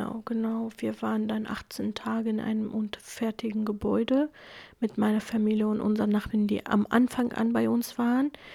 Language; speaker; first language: German; non-native, fluent; Kurdish